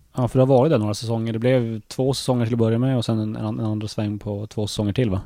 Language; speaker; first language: Swedish; native; Swedish